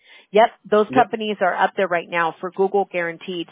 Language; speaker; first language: English; early bilingual, other home language; Spanish